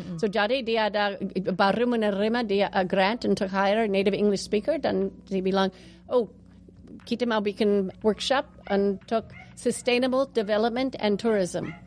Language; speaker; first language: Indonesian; non-native, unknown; English